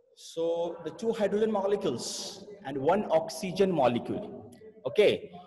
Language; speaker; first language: English; non-native, local second language; Marathi